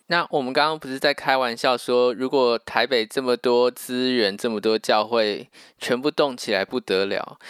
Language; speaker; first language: Chinese; native; Chinese